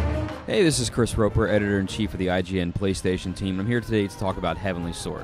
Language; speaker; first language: English; native; English